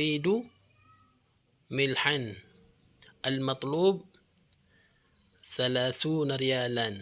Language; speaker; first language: Arabic; non-native, fluent; Filipino